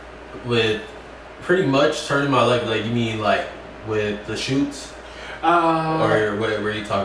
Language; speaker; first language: English; native; English